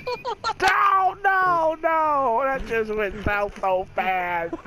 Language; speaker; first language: English; native; English